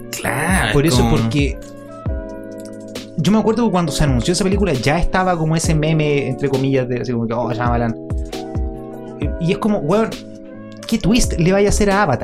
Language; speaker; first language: Spanish; native; Spanish